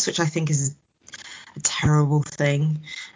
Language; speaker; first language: English; native; English